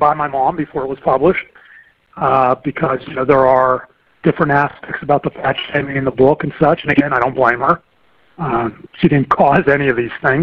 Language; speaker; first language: English; native; English